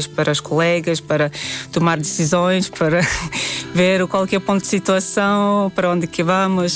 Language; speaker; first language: Portuguese; non-native, fluent; Latvian